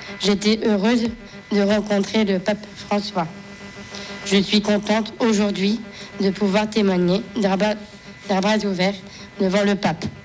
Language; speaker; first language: French; native; French